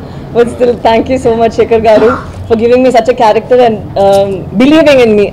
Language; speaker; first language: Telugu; non-native, fluent; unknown